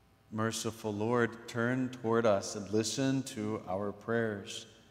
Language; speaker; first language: English; native; English